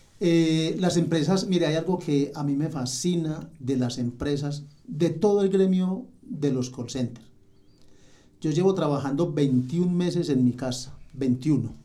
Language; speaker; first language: Spanish; native; Spanish